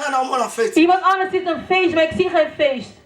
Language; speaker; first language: Dutch; non-native, fluent; Lingala